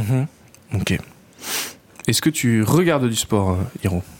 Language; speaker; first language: French; native; French